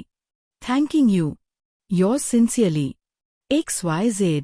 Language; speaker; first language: English; non-native, fluent; Hindi